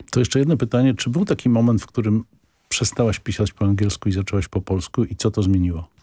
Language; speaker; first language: Polish; native; Polish